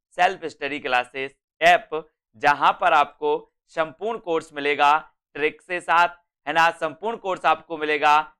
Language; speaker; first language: Hindi; native; Hindi